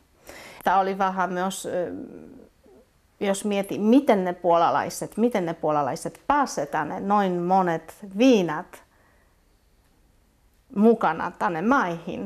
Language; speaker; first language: Finnish; non-native, fluent; Polish